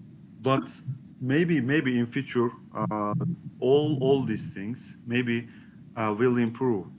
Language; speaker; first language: English; non-native, learner; Turkish